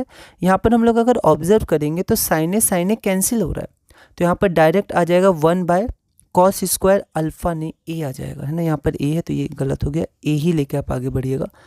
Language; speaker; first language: Hindi; native; Hindi